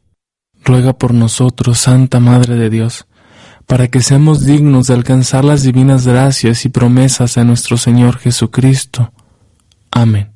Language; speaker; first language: Spanish; native; Spanish